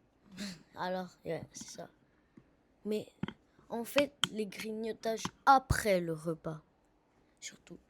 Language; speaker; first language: French; non-native, learner; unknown